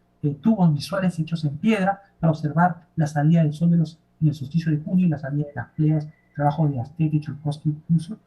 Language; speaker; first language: Spanish; native; Spanish